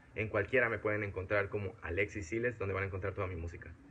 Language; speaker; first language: Spanish; native; Spanish